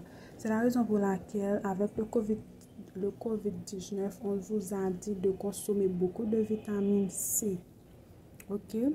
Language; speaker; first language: French; non-native, local second language; Haitian Creole